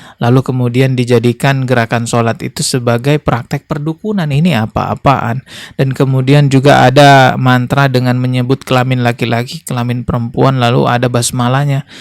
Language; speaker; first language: Indonesian; native; Indonesian